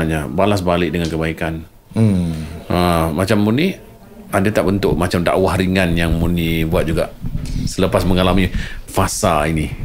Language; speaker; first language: Malay; native; Malay